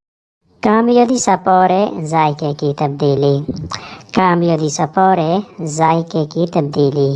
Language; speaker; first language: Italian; non-native, fluent; Urdu